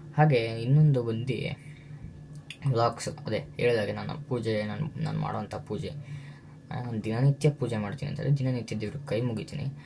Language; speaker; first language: Kannada; native; Kannada